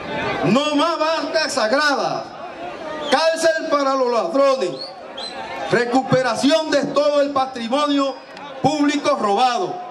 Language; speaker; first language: Spanish; native; Spanish